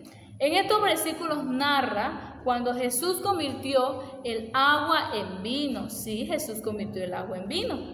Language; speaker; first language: Spanish; native; Spanish